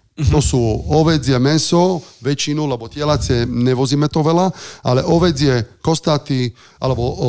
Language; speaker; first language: Slovak; non-native, fluent; Italian